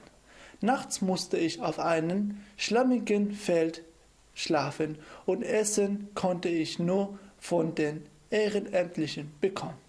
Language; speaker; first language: German; non-native, fluent; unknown